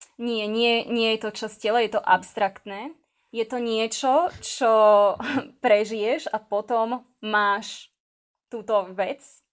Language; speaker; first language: Slovak; native; Slovak